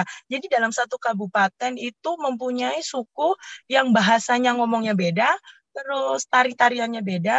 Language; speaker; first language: Indonesian; native; Indonesian